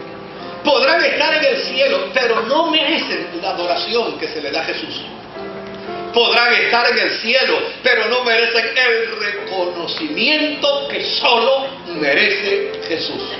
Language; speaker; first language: Spanish; native; Spanish